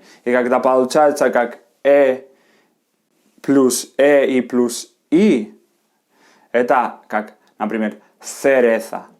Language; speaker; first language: Russian; non-native, fluent; Spanish